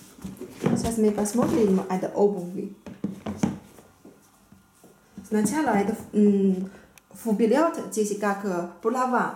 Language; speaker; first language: Russian; non-native, learner; Chinese